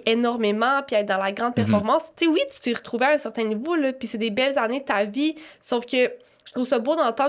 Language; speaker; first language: French; native; French